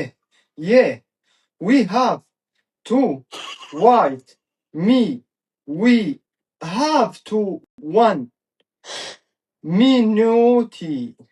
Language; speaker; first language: English; non-native, learner; Arabic